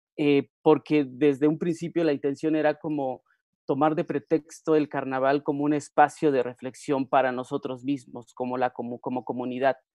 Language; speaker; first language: Spanish; non-native, local second language; Mixtepec Mixtec